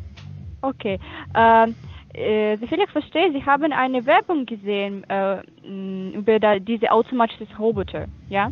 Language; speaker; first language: German; non-native, fluent; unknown